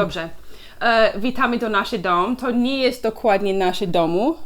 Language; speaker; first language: Polish; non-native, learner; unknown